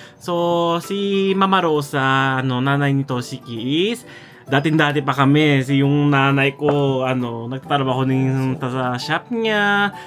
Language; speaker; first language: Filipino; early bilingual, heritage; Japanese